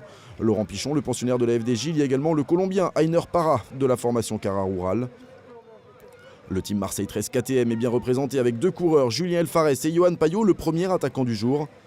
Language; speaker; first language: French; native; French